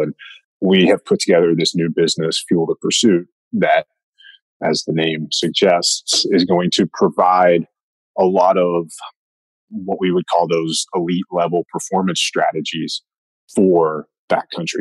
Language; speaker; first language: English; native; English